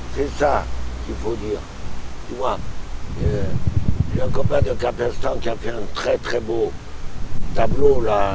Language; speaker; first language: French; native; French